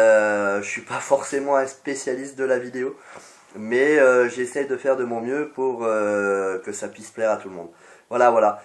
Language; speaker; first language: French; native; French